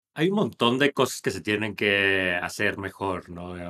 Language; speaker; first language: Spanish; native; Spanish